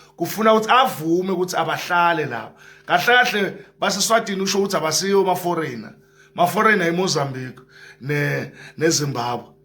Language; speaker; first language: Zulu; non-native, local second language; Swati